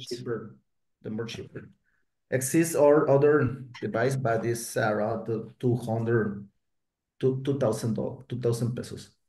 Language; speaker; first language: English; non-native, learner; Spanish